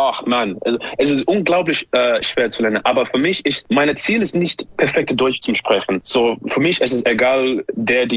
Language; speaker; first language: German; non-native, learner; English